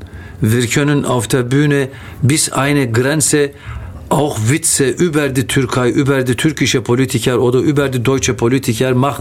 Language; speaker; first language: German; non-native, fluent; Turkish